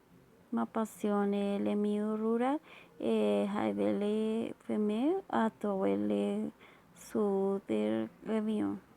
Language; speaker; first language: French; non-native, learner; Spanish